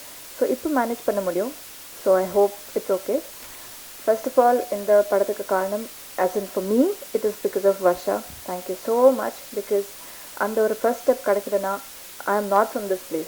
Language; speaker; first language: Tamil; non-native, learner; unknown